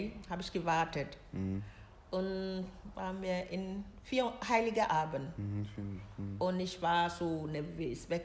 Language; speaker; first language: German; non-native, learner; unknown